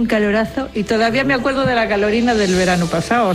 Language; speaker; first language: Spanish; native; Spanish